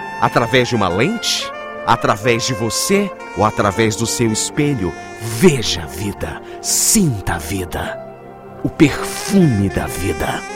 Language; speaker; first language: Portuguese; native; Portuguese